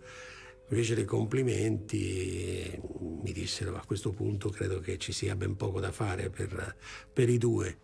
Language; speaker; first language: Italian; native; Italian